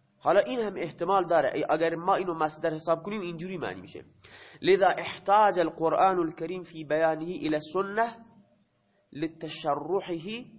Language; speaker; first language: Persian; non-native, local second language; Baluchi